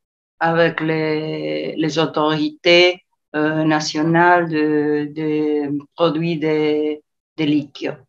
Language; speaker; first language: French; non-native, learner; Spanish